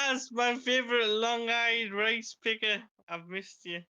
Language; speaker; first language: English; native; English